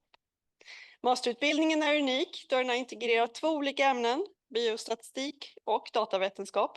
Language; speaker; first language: Swedish; native; Swedish